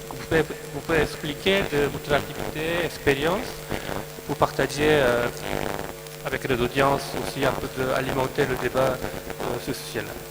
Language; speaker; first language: French; non-native, fluent; Korean